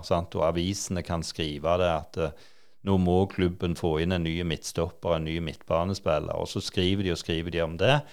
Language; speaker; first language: Norwegian; native; Norwegian